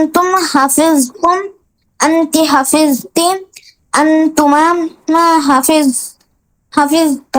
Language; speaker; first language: Arabic; non-native, learner; Bangla